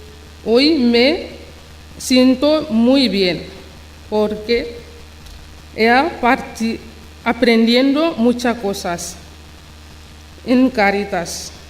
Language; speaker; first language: Spanish; non-native, learner; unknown